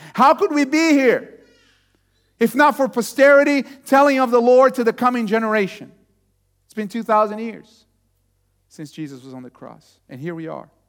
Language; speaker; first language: English; non-native, fluent; Portuguese